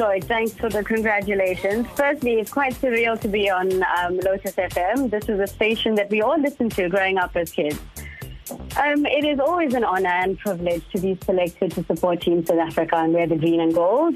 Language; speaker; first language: English; native; English